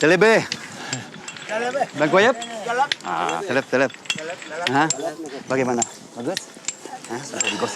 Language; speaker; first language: Indonesian; non-native, learner; French